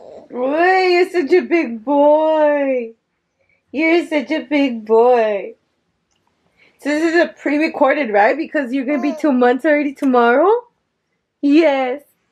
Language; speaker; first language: English; early bilingual, other home language; Spanish